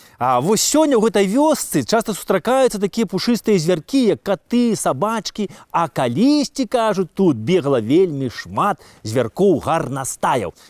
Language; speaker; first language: Belarusian; native; Belarusian